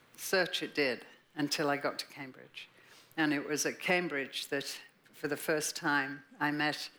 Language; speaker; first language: English; native; English